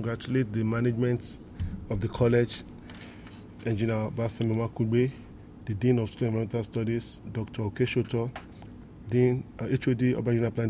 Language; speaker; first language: English; non-native, local second language; Yoruba